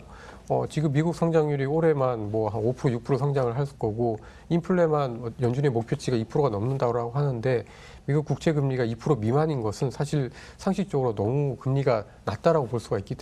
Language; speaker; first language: Korean; native; Korean